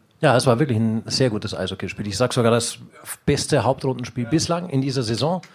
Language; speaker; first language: German; native; German